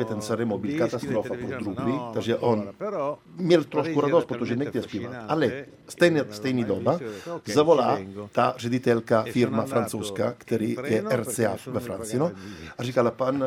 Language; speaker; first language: Czech; non-native, learner; Italian